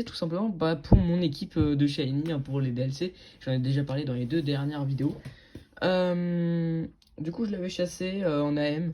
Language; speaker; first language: French; native; French